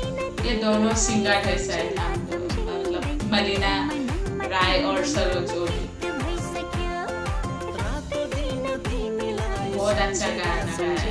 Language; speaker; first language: Hindi; non-native, local second language; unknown